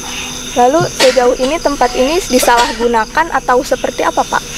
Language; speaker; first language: Indonesian; native; Indonesian